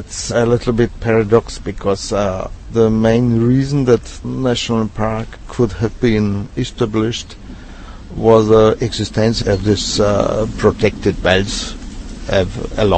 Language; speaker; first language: English; non-native, fluent; Czech